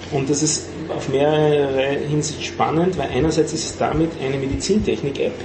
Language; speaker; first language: German; native; German